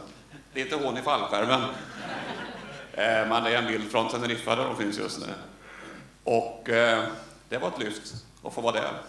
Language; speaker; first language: Swedish; native; Swedish